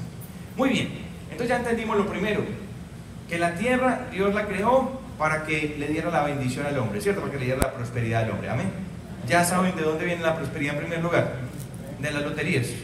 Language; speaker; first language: Spanish; native; Spanish